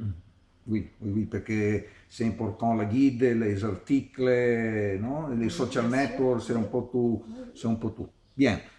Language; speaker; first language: French; non-native, learner; Italian